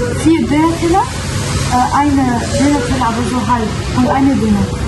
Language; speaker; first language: German; non-native, learner; Tajik